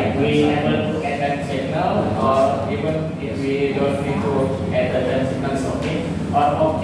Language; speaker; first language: English; non-native, fluent; Indonesian